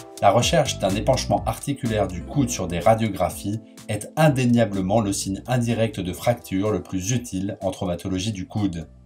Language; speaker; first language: French; native; French